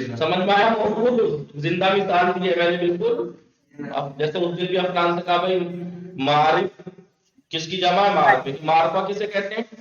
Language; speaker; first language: Urdu; native; Urdu